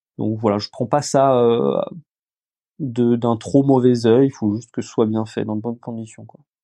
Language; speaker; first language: French; early bilingual, other home language; Romanian